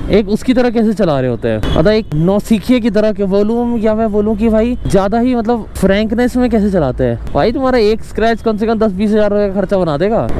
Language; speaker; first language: Hindi; native; Hindi